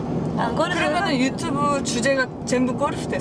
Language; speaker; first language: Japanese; non-native, learner; Korean